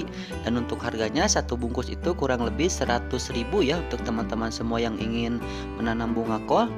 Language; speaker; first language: Indonesian; native; Indonesian